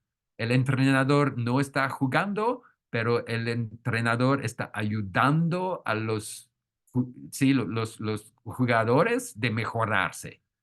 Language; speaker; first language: Spanish; non-native, fluent; French